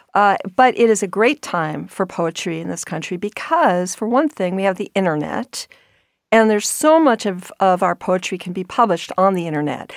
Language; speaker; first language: English; native; English